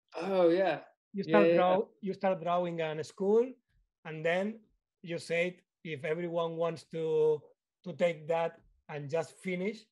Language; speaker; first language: English; non-native, learner; Spanish